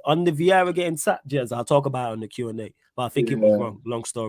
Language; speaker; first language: English; native; English